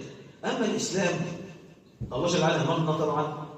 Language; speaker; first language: Arabic; native; Arabic